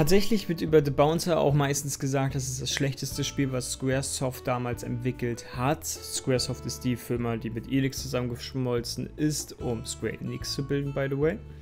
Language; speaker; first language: German; native; German